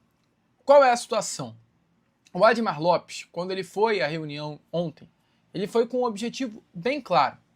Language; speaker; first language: Portuguese; native; Portuguese